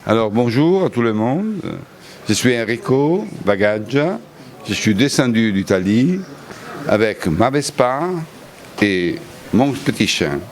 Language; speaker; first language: French; non-native, fluent; Italian